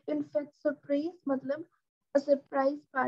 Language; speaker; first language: French; non-native, fluent; Hindi